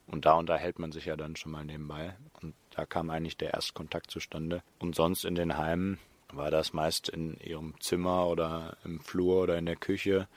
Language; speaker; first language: German; native; German